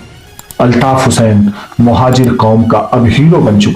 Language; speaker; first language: Urdu; native; Urdu